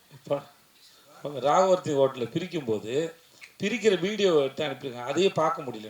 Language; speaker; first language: Tamil; native; Tamil